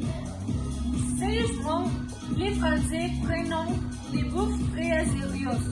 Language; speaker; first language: French; non-native, learner; Spanish